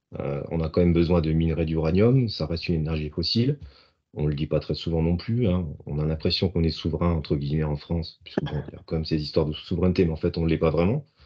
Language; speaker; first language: French; native; French